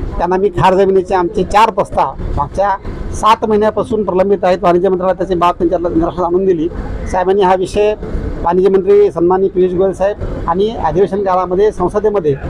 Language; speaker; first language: Marathi; native; Marathi